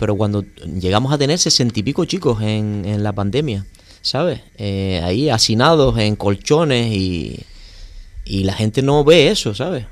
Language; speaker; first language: Spanish; native; Spanish